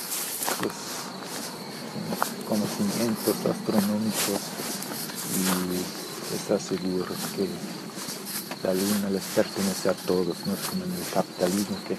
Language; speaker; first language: Spanish; non-native, fluent; German